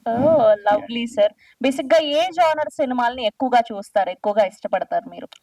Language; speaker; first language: Telugu; native; Telugu